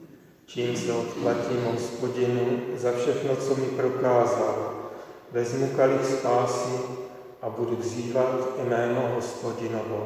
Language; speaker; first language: Czech; native; Czech